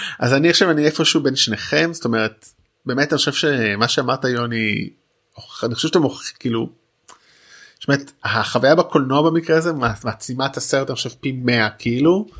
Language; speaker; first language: Hebrew; native; Hebrew